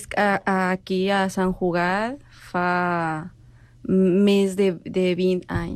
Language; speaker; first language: Catalan; non-native, learner; Spanish